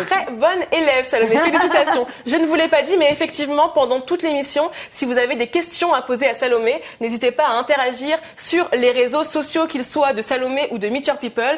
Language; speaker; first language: French; native; French